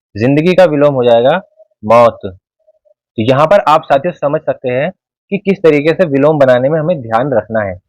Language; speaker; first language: Hindi; native; Hindi